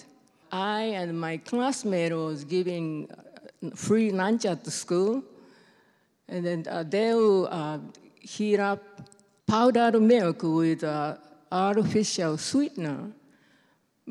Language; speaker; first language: English; non-native, fluent; Japanese